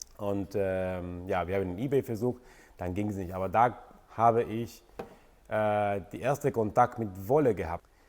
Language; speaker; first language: German; non-native, fluent; Spanish